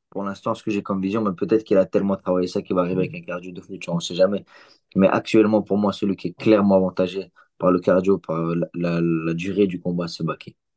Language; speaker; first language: French; early bilingual, other home language; Chechen